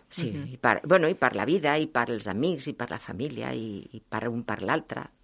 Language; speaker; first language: Catalan; non-native, local second language; Spanish